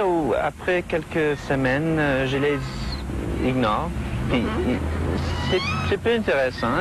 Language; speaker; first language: French; non-native, fluent; English